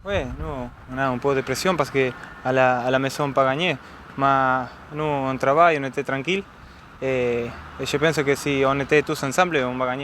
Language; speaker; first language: French; non-native, learner; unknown